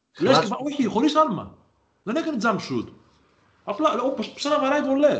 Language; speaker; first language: Greek; native; Greek